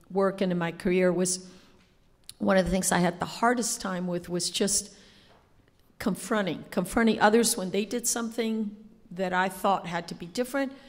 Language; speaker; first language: English; non-native, fluent; Spanish